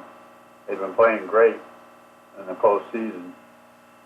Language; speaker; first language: English; native; English